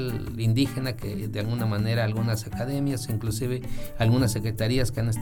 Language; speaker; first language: Spanish; native; Spanish